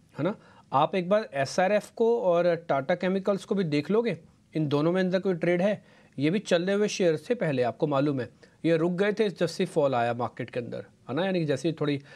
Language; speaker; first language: Hindi; native; Hindi